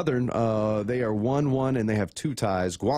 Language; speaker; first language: English; native; English